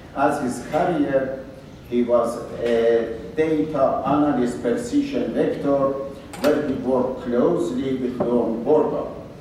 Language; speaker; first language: English; non-native, fluent; Persian